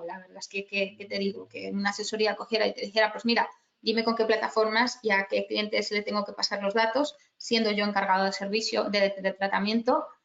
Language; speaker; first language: Spanish; native; Spanish